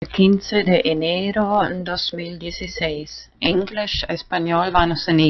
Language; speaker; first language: Spanish; non-native, fluent; German